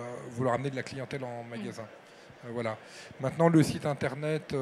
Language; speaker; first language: French; native; French